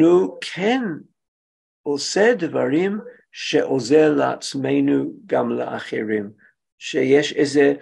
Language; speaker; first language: Hebrew; non-native, fluent; English